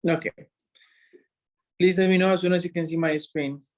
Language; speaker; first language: English; non-native, fluent; Spanish